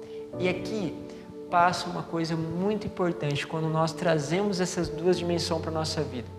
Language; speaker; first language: Portuguese; native; Portuguese